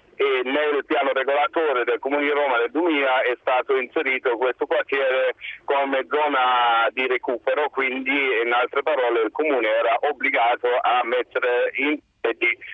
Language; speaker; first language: Italian; non-native, fluent; German